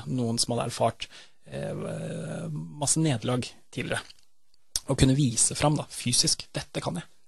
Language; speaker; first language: Norwegian; native; Norwegian